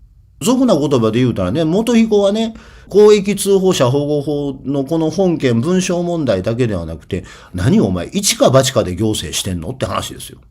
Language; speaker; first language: Japanese; native; Japanese